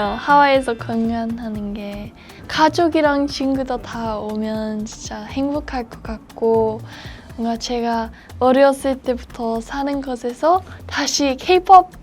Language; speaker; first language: Korean; non-native, fluent; English